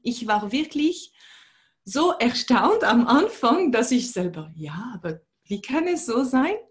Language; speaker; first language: German; non-native, fluent; French